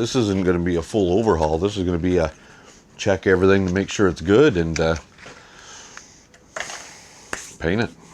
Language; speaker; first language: English; native; English